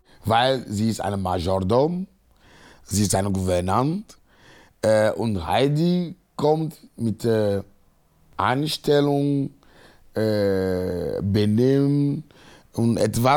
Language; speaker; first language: German; non-native, fluent; Ewe